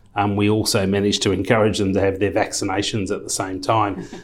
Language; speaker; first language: English; native; English